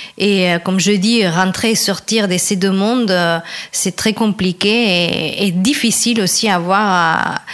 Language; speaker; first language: French; non-native, fluent; Spanish